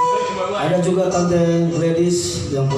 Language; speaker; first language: Indonesian; native; Indonesian